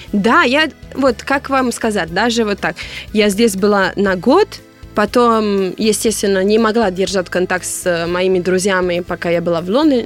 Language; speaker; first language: Russian; non-native, fluent; Italian